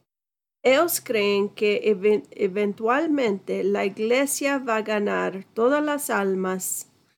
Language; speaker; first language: Spanish; non-native, fluent; English